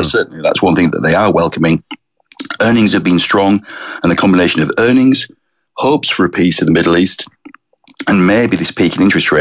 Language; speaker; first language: English; native; English